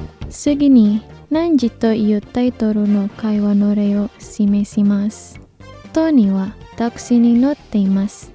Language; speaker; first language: Japanese; non-native, fluent; Indonesian